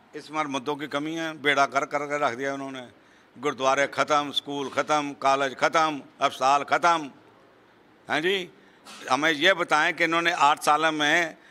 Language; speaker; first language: Hindi; non-native, local second language; Punjabi